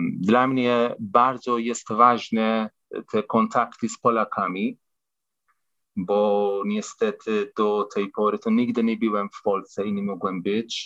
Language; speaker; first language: Polish; non-native, fluent; Persian